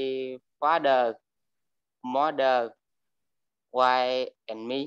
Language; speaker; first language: English; non-native, learner; Vietnamese